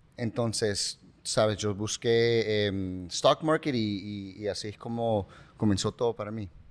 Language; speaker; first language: Spanish; early bilingual, heritage; English